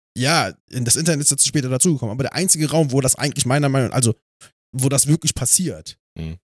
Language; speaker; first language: German; native; German